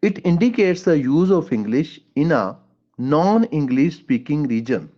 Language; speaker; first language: English; non-native, local second language; Punjabi